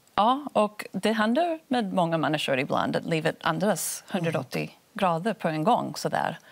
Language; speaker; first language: Swedish; non-native, fluent; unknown